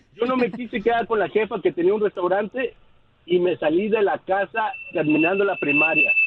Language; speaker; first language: Spanish; native; Spanish